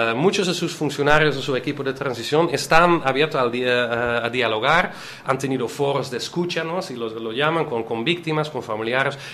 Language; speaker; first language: Spanish; non-native, fluent; Dutch